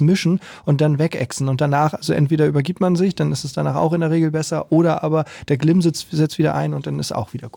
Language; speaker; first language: German; native; German